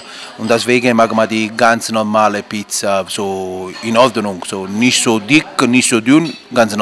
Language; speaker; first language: German; non-native, learner; Italian